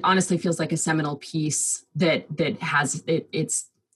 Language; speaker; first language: English; native; English